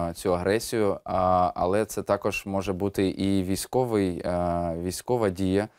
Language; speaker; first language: Ukrainian; native; Ukrainian